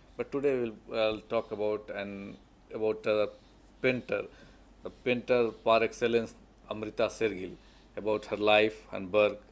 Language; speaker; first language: English; non-native, local second language; Hindi